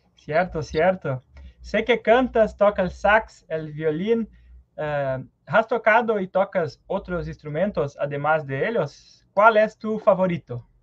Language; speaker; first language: Spanish; non-native, learner; Portuguese